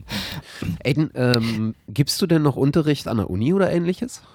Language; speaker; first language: German; native; German